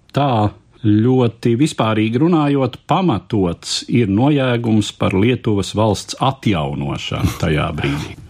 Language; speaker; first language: Latvian; native; Latvian